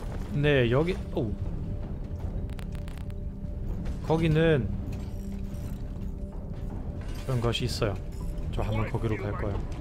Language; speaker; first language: Korean; non-native, learner; German